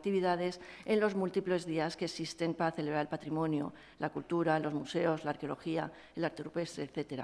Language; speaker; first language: Spanish; native; Spanish